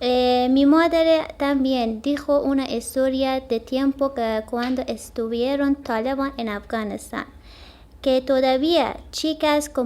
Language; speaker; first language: Spanish; non-native, learner; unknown